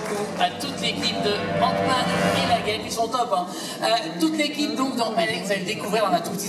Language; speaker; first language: French; native; French